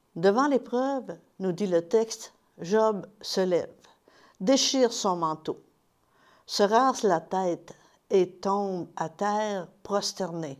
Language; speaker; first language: French; native; French